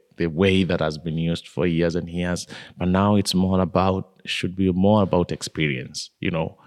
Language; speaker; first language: English; non-native, local second language; Kikuyu